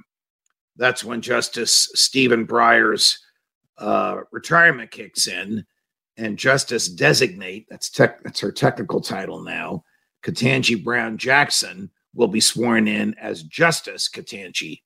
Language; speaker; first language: English; native; English